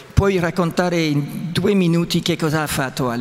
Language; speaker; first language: Italian; non-native, fluent; French